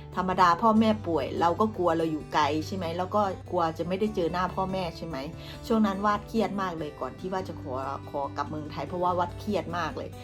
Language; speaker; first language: Thai; native; Thai